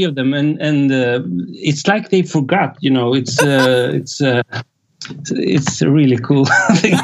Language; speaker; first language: English; non-native, fluent; Swedish